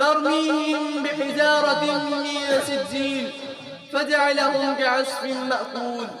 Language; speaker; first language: Arabic; non-native, fluent; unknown